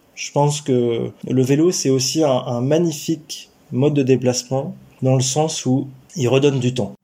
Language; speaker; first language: French; native; French